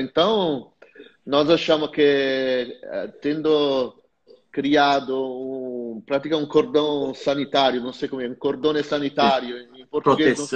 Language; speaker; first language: Portuguese; non-native, fluent; Italian